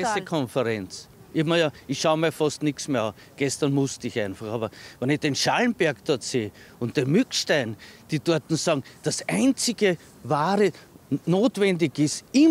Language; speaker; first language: German; native; German